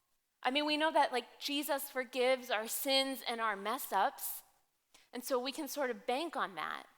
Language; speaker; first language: English; native; English